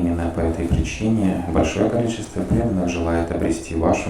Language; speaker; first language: Russian; native; Russian